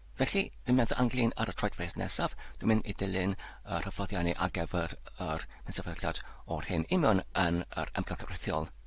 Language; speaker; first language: Welsh; non-native, learner; Polish